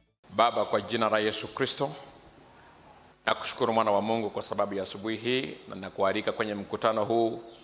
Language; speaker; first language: Swahili; non-native, local second language; Gusii